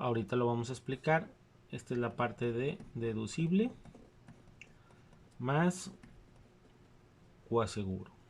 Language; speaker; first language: Spanish; native; Spanish